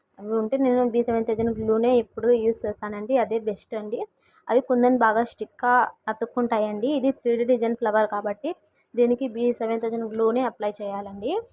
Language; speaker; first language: Telugu; non-native, local second language; Urdu